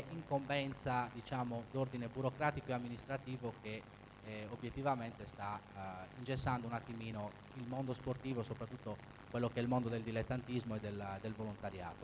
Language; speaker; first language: Italian; native; Italian